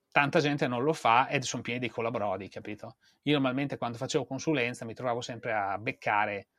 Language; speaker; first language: Italian; native; Italian